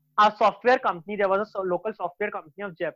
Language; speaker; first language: English; non-native, local second language; Hindi